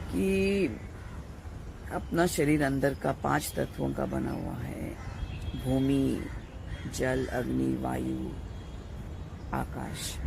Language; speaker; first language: Hindi; native; Hindi